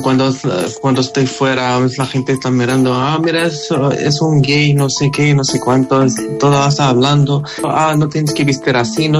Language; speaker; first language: Spanish; non-native, learner; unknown